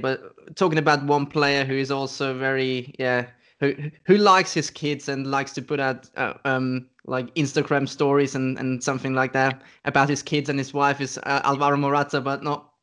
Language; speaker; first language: English; non-native, fluent; German